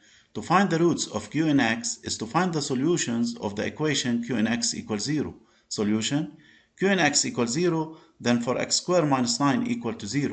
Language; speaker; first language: English; non-native, local second language; Arabic